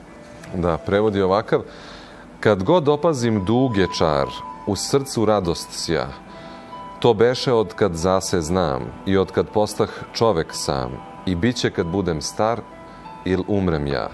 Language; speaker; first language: Croatian; native; Croatian